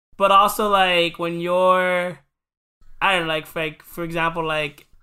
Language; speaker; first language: English; early bilingual, other home language; Spanish